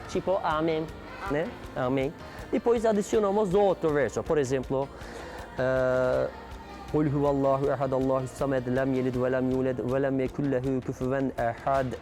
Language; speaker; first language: Portuguese; non-native, learner; Turkish